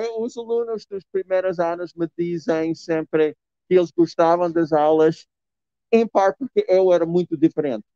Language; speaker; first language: Portuguese; non-native, fluent; English